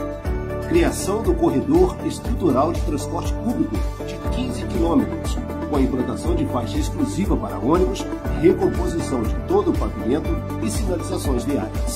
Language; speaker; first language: Portuguese; native; Portuguese